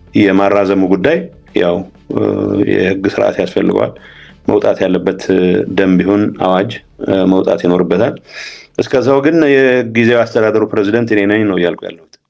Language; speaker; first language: Amharic; non-native, local second language; Tigrinya